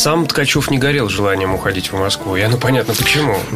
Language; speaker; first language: Russian; native; Russian